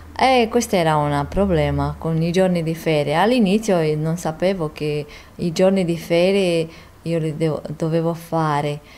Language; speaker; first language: Italian; non-native, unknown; Romanian